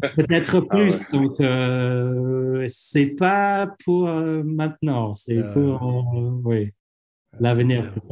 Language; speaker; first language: French; non-native, fluent; English